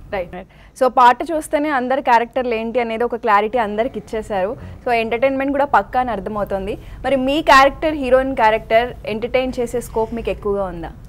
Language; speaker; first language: Telugu; native; Telugu